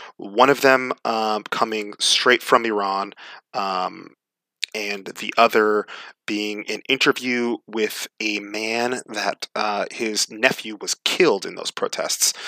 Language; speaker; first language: English; native; English